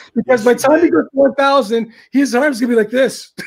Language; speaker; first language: English; native; English